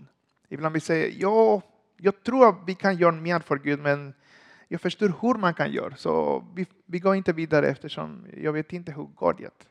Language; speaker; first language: Swedish; non-native, learner; Spanish